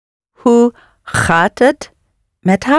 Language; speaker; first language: Dutch; non-native, learner; English